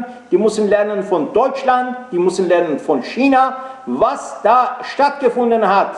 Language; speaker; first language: German; non-native, fluent; Persian